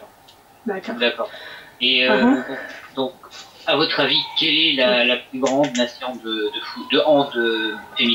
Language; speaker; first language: French; native; French